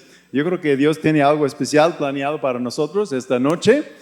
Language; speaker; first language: Spanish; non-native, fluent; English